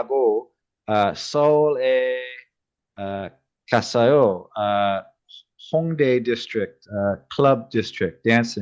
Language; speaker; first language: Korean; non-native, learner; English